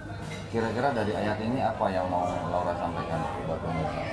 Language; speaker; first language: Indonesian; native; Indonesian